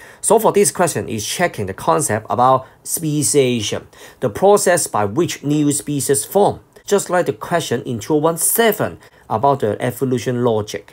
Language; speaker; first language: English; non-native, local second language; Cantonese